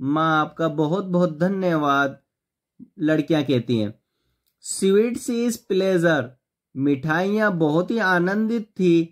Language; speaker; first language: Hindi; native; Hindi